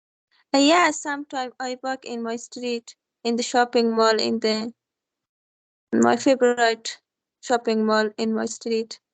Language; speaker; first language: English; non-native, learner; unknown